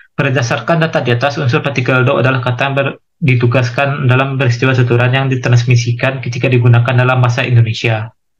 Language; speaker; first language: Indonesian; non-native, local second language; Minangkabau